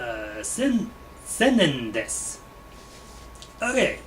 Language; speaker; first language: Japanese; non-native, learner; English